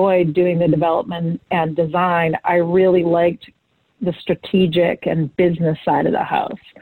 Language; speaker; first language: English; native; English